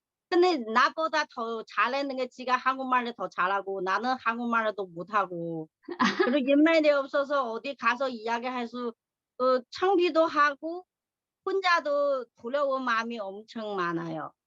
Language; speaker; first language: Korean; non-native, learner; Chinese